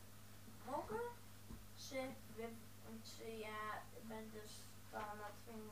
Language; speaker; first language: Polish; early bilingual, heritage; Dutch